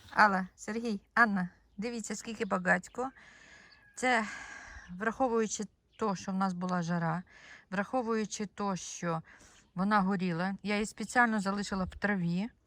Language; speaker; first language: Ukrainian; non-native, local second language; Russian